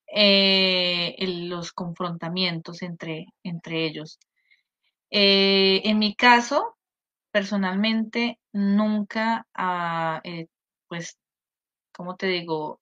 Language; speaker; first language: Spanish; native; Spanish